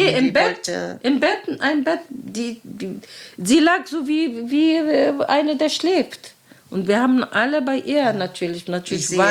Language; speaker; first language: German; non-native, fluent; Arabic